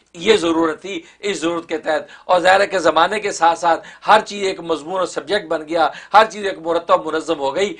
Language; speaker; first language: Urdu; native; Urdu